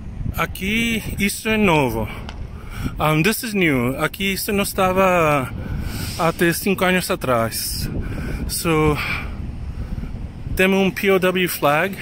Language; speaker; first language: Portuguese; non-native, learner; English